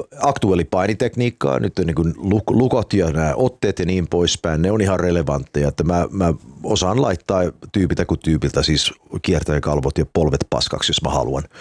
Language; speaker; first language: Finnish; early bilingual, heritage; Finnish